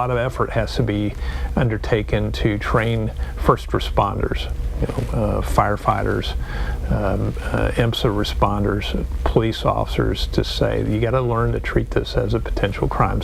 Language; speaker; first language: English; native; English